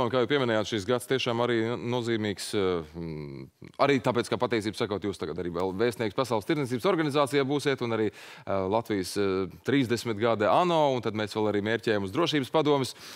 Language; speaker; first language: Latvian; native; Latvian